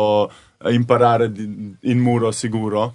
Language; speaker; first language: Italian; non-native, learner; Slovenian